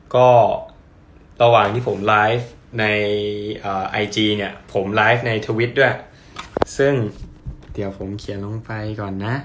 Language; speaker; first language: Thai; early bilingual, heritage; Thai